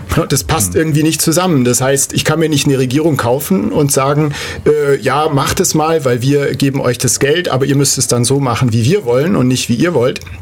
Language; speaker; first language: German; native; German